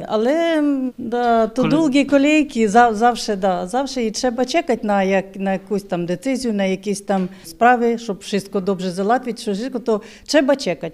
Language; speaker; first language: Polish; non-native, learner; Ukrainian